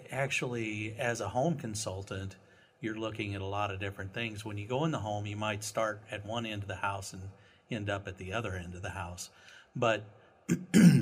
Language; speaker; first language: English; native; English